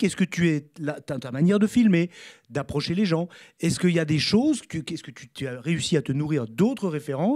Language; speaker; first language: French; native; French